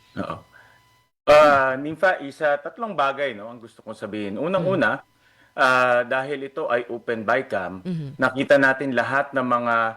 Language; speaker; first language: Filipino; native; Filipino